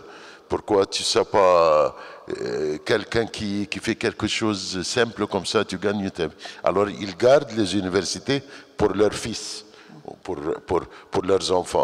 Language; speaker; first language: French; non-native, fluent; Arabic